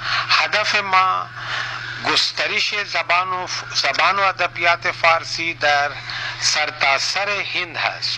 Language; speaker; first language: Persian; non-native, fluent; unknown